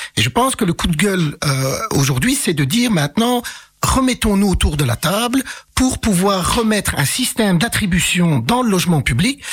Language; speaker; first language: French; early bilingual, other home language; Arabic